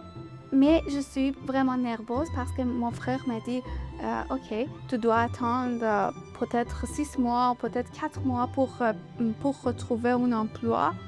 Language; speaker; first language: French; non-native, learner; Persian